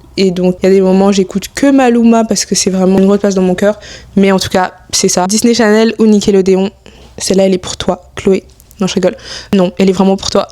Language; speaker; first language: French; early bilingual, other home language; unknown